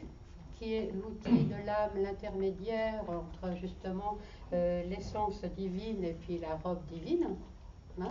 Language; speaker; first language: French; native; French